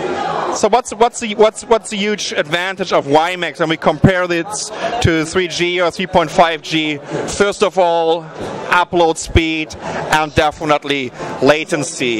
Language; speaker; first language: English; non-native, fluent; German